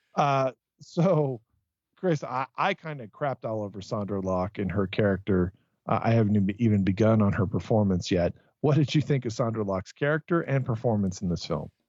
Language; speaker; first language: English; native; English